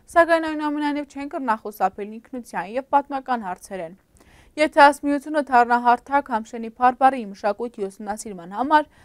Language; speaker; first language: Armenian; early bilingual, heritage; Armenian